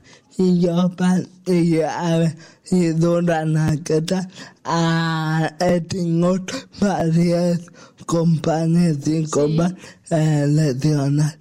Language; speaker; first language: Catalan; non-native, local second language; Spanish